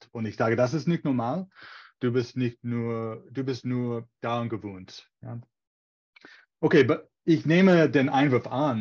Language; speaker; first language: German; non-native, fluent; English